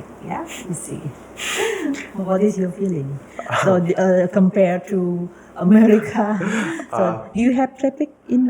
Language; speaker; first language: English; non-native, learner; Indonesian